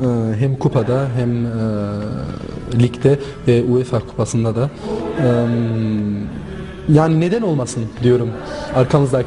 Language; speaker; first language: Turkish; non-native, local second language; German